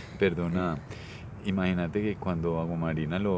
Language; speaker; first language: Spanish; native; Spanish